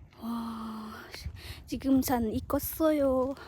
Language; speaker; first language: Korean; non-native, learner; Lao